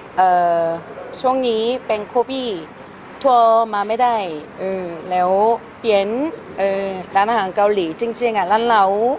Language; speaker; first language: Thai; non-native, learner; Korean